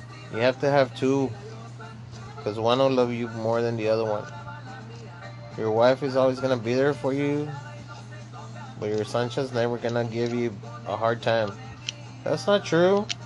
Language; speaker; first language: English; early bilingual, other home language; Spanish